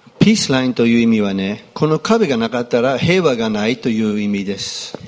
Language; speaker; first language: Japanese; non-native, fluent; English